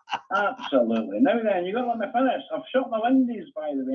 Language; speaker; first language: English; native; English